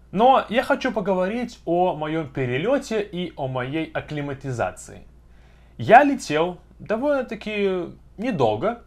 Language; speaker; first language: Russian; native; Russian